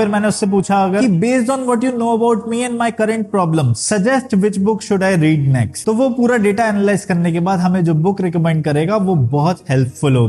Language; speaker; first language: Hindi; native; Hindi